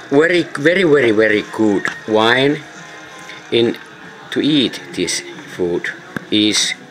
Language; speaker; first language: English; non-native, learner; Finnish